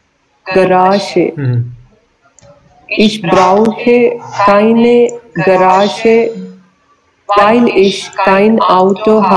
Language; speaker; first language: German; non-native, learner; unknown